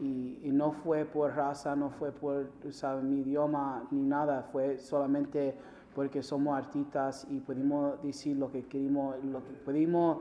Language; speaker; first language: Spanish; early bilingual, heritage; Spanish